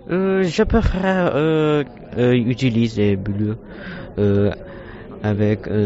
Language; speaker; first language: French; non-native, learner; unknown